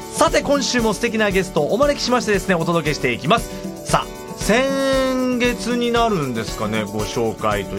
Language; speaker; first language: Japanese; native; Japanese